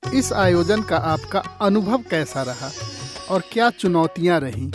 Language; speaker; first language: Hindi; native; Hindi